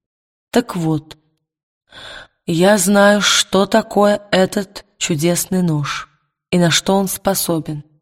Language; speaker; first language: Russian; native; Russian